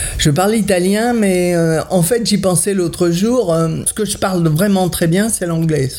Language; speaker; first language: French; early bilingual, other home language; Italian